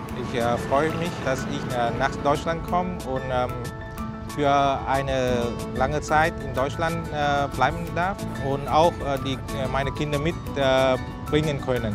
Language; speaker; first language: German; non-native, fluent; Vietnamese